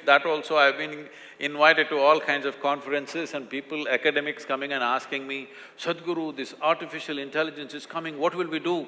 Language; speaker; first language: English; non-native, local second language; Kannada